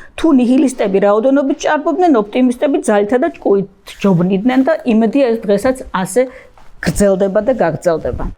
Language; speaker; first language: Georgian; native; Georgian